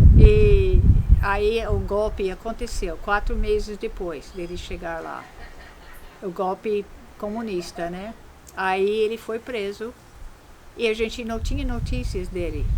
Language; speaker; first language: Portuguese; non-native, fluent; English